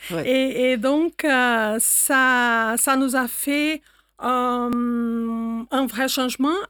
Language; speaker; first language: French; non-native, fluent; Portuguese